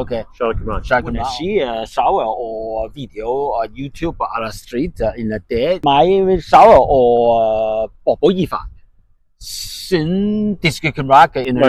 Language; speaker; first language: Welsh; non-native, fluent; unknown